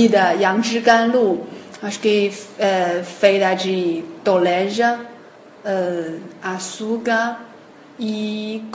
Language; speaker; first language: Portuguese; non-native, fluent; Chinese